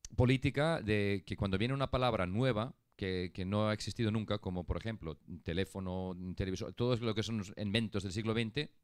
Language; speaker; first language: Spanish; non-native, fluent; Icelandic